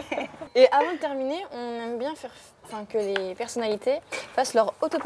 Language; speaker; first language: French; native; French